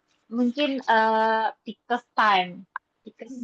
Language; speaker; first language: English; non-native, learner; Indonesian